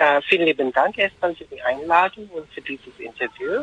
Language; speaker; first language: German; non-native, fluent; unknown